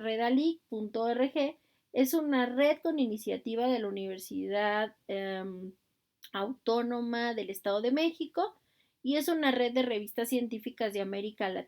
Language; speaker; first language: Spanish; native; Spanish